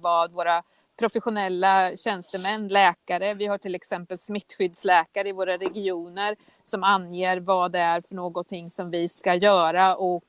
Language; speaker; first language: Swedish; native; Swedish